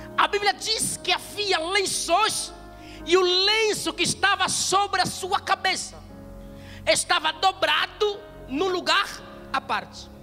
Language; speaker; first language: Portuguese; non-native, fluent; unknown